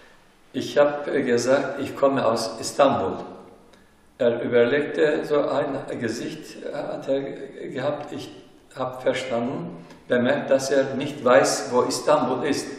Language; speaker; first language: German; non-native, fluent; Turkish